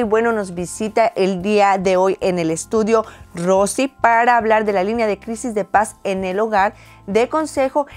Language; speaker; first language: Spanish; native; Spanish